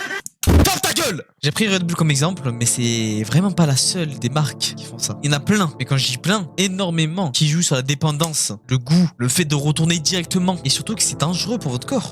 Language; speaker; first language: French; native; French